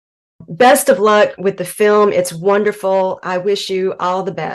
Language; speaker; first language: English; native; English